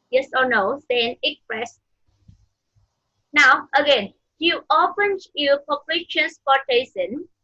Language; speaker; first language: English; non-native, fluent; Vietnamese